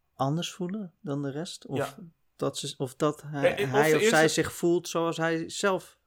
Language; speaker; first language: Dutch; native; Dutch